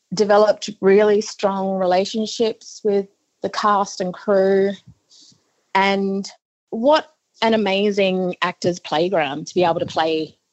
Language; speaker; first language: English; native; English